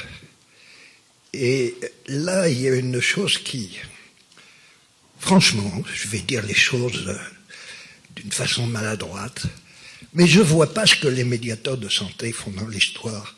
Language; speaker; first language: French; native; French